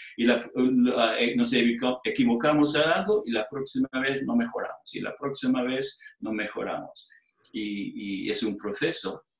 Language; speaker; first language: Spanish; non-native, fluent; English